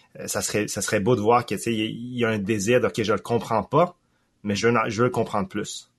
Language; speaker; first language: French; early bilingual, other home language; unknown